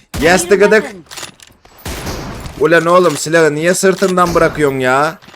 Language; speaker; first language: Turkish; native; Turkish